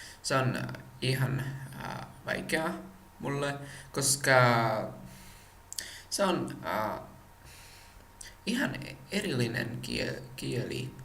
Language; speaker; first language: Finnish; non-native, learner; Czech